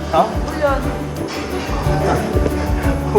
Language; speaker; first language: English; non-native, learner; Hindi